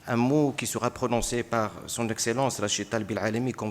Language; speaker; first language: French; non-native, local second language; Arabic